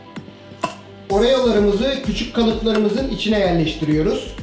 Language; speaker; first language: Turkish; native; Turkish